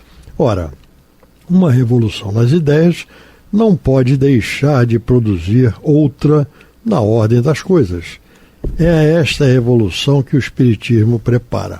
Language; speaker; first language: Portuguese; native; Portuguese